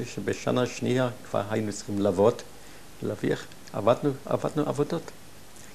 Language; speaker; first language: Hebrew; non-native, fluent; German